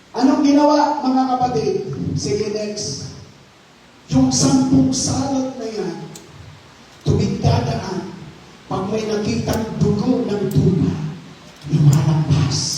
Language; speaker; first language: Filipino; non-native, local second language; Hiligaynon